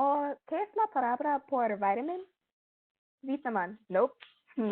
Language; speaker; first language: Spanish; non-native, learner; English